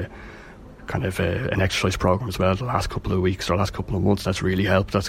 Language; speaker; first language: English; native; English